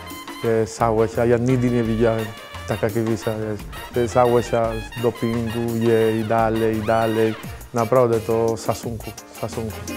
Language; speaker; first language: Polish; non-native, learner; Spanish